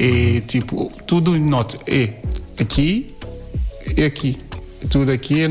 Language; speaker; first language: Portuguese; non-native, learner; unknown